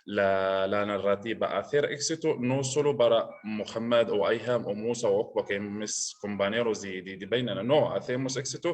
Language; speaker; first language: Spanish; non-native, learner; Arabic